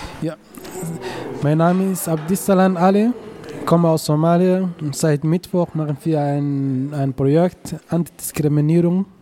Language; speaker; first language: German; non-native, fluent; Somali